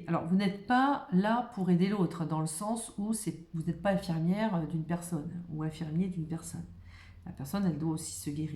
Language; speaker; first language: French; native; French